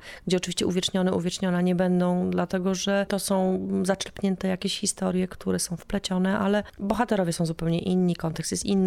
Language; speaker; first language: Polish; native; Polish